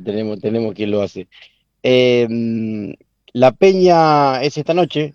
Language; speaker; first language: Spanish; native; Spanish